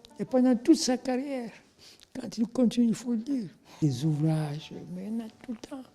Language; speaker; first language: French; non-native, local second language; Wolof